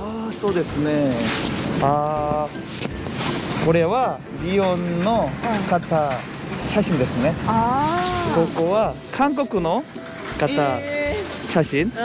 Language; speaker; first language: Japanese; non-native, learner; Korean